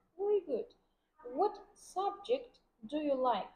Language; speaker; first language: English; non-native, fluent; Vietnamese